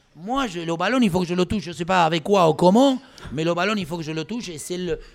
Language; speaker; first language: French; non-native, fluent; Spanish